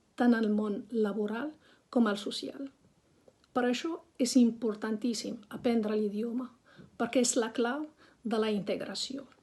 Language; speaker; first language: Catalan; non-native, fluent; Arabic